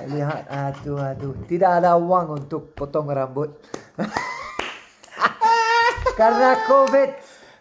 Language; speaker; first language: Indonesian; non-native, learner; Dutch